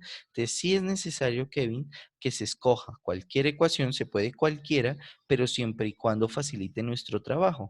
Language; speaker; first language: Spanish; native; Spanish